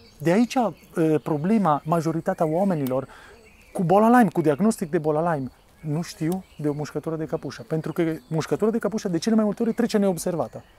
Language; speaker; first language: Romanian; non-native, fluent; Italian